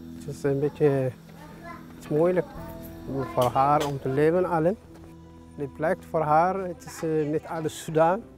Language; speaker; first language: Dutch; non-native, learner; Tigrinya